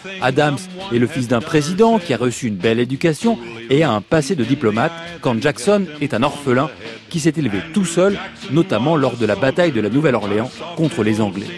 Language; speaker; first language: French; native; French